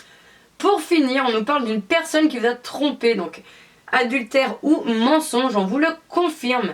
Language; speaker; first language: French; native; French